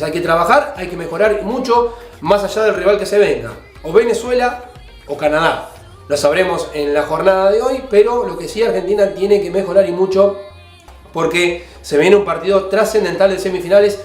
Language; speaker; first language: Spanish; native; Spanish